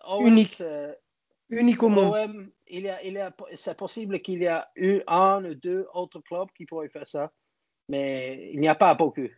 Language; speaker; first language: French; non-native, learner; English